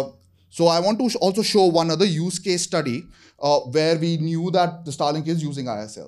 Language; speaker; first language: English; non-native, fluent; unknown